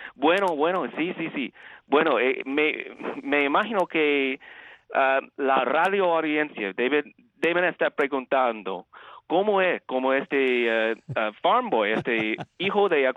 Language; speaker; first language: Spanish; early bilingual, heritage; Spanish